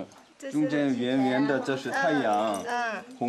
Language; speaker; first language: Chinese; non-native, fluent; Korean